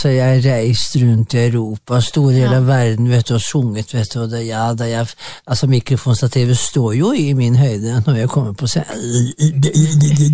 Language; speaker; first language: Norwegian; native; Norwegian